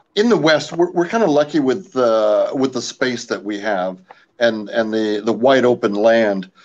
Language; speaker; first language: English; native; English